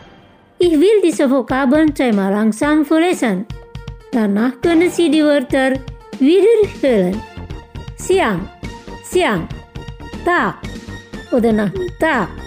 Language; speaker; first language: German; non-native, fluent; Indonesian